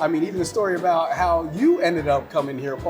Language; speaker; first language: English; native; English